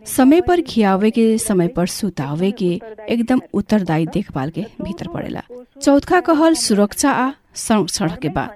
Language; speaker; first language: Bhojpuri; non-native, local second language; Nepali